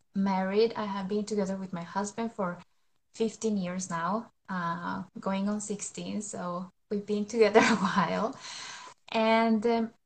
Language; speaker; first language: English; non-native, fluent; Spanish